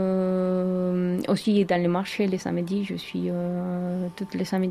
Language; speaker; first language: French; non-native, fluent; Spanish